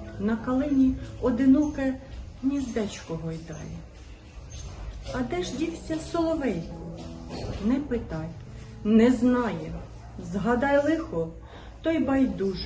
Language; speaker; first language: Ukrainian; native; Ukrainian